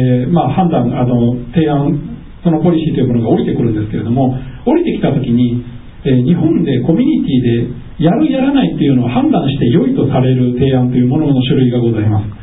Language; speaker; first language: Japanese; native; Japanese